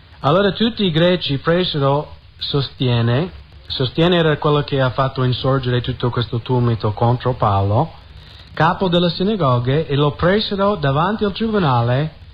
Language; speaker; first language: Italian; non-native, fluent; English